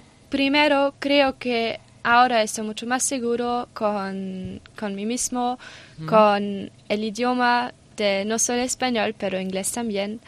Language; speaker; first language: Spanish; non-native, learner; German